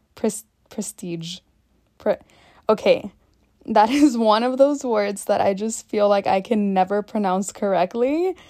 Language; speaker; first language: English; early bilingual, other home language; Spanish